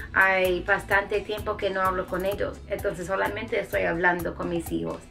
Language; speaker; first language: Spanish; early bilingual, heritage; Spanish